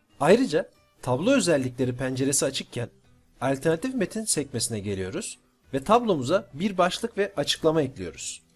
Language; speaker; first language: Turkish; native; Turkish